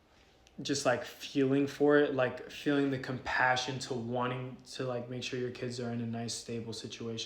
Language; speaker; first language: English; native; English